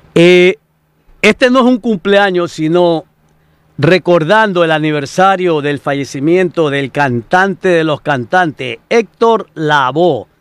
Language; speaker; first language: Spanish; native; Spanish